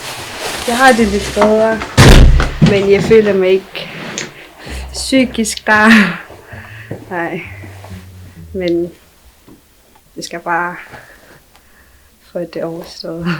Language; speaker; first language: Danish; non-native, local second language; Kalaallisut